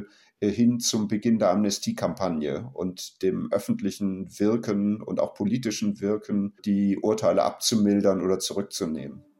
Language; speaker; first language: German; native; German